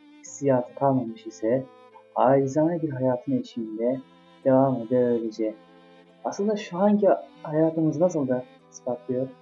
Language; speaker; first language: Turkish; native; Turkish